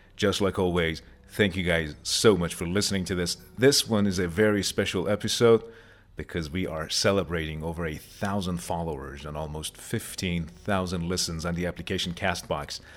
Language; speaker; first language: English; non-native, fluent; Persian